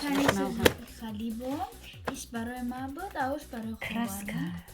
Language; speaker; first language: Persian; early bilingual, heritage; Tajik